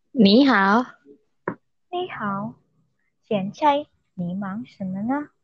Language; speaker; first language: Chinese; non-native, learner; Indonesian